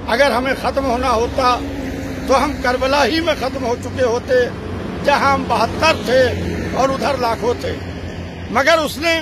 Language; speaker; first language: Urdu; native; Urdu